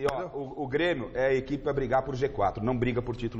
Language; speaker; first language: Portuguese; native; Portuguese